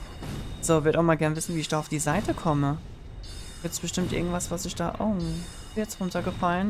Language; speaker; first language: German; native; German